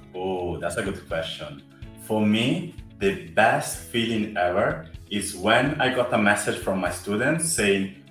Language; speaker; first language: English; non-native, fluent; Italian